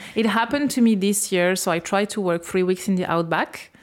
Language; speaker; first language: English; non-native, fluent; French